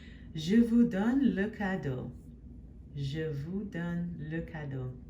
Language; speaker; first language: French; non-native, fluent; English